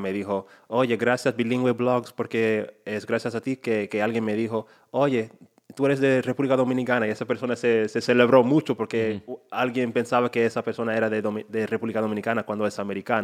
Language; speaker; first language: Spanish; non-native, fluent; English